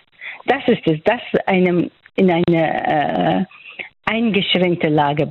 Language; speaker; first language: German; non-native, fluent; Persian